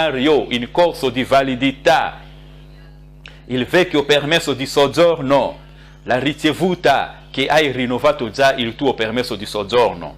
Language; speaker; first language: Italian; non-native, fluent; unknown